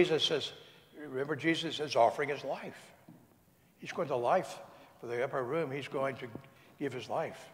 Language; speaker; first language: English; native; English